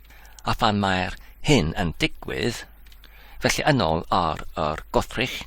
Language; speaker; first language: Welsh; non-native, learner; English